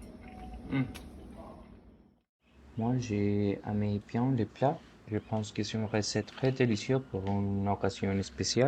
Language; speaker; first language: French; non-native, learner; Spanish